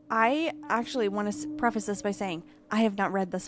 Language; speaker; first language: English; native; English